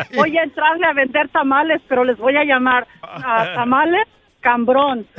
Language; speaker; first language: Spanish; native; Spanish